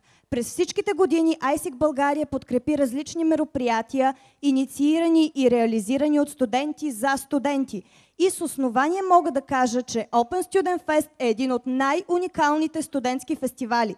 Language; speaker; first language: Bulgarian; native; Bulgarian